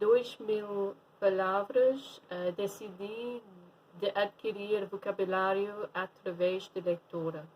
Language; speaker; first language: Portuguese; non-native, fluent; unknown